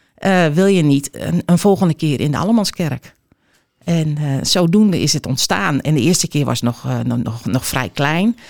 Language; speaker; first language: Dutch; native; Dutch